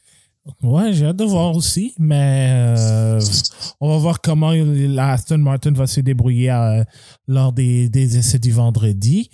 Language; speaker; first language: French; native; French